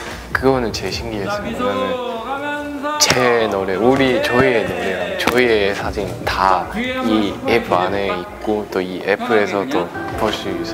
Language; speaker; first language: Korean; non-native, learner; Chinese